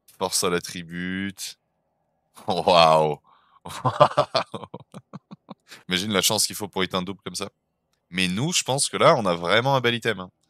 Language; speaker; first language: French; native; French